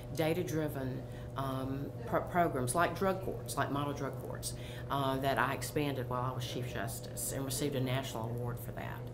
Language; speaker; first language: English; native; English